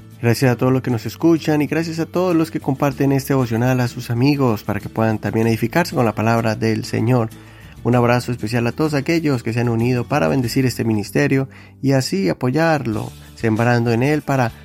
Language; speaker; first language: Spanish; native; Spanish